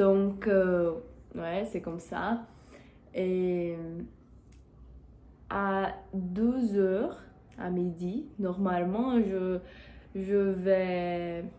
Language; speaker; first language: French; non-native, learner; Portuguese